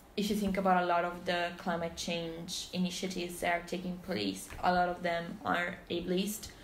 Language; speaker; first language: English; non-native, fluent; Italian